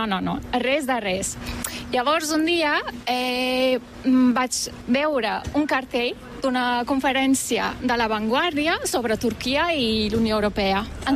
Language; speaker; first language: Catalan; non-native, fluent; Turkish